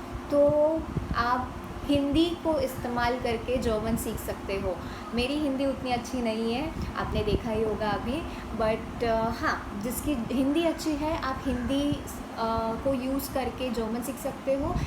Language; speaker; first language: Hindi; non-native, local second language; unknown